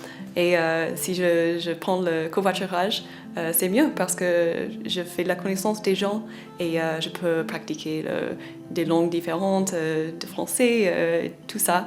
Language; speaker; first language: French; non-native, fluent; English